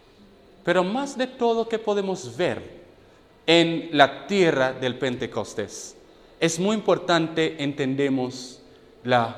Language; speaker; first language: Spanish; non-native, fluent; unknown